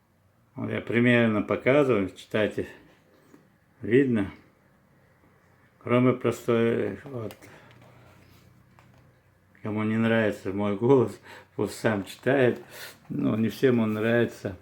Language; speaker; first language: Russian; non-native, local second language; Chechen